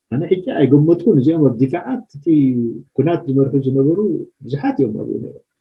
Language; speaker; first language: Tigrinya; native; Tigrinya